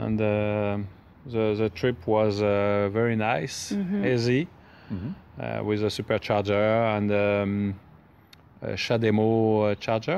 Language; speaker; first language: English; non-native, local second language; French